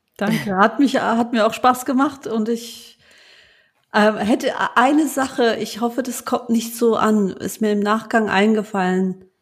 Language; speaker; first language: German; early bilingual, other home language; Turkish